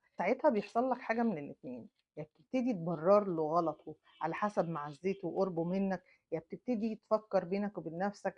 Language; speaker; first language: Arabic; native; Arabic